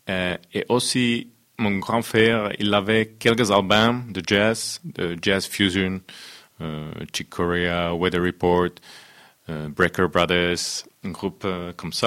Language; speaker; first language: French; non-native, fluent; Finnish